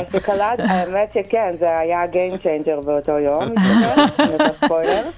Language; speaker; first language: Hebrew; early bilingual, other home language; Russian